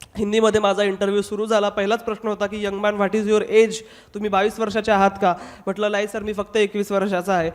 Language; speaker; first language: Marathi; non-native, local second language; Hindi